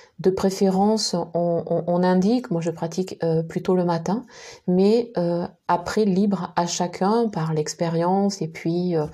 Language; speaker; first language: French; native; French